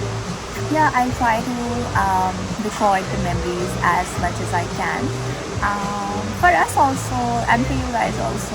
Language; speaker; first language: English; non-native, local second language; Urdu